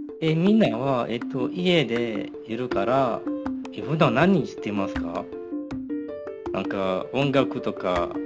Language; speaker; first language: Japanese; non-native, learner; Malay